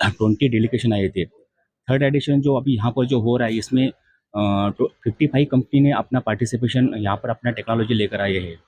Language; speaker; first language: Hindi; non-native, local second language; Marathi